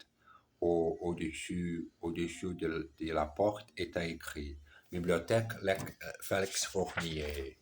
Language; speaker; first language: French; non-native, learner; German